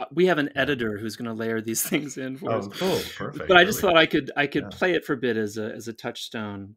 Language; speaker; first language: English; native; English